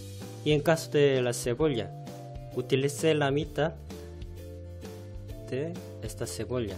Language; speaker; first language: Spanish; non-native, fluent; Korean